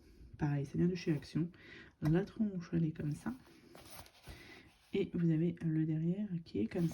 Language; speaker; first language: French; native; French